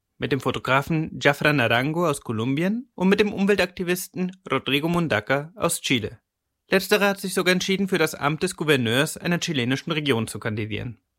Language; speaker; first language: German; native; German